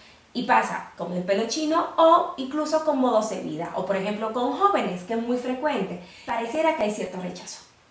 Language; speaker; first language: Spanish; native; Spanish